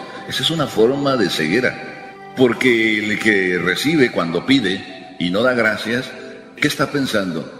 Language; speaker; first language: Spanish; native; Spanish